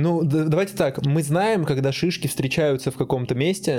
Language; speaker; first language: Russian; native; Russian